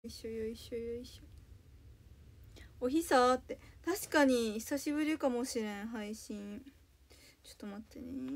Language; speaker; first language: Japanese; native; Japanese